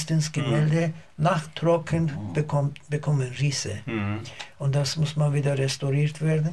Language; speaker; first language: German; non-native, learner; Azerbaijani